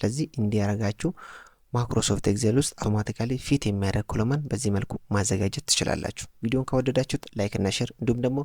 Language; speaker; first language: Amharic; native; Amharic